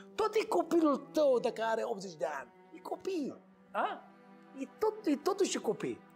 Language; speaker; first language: Romanian; non-native, learner; Hebrew